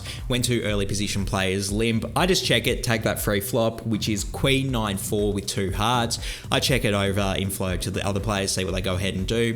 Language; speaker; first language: English; native; English